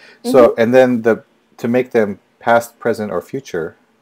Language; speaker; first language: English; native; English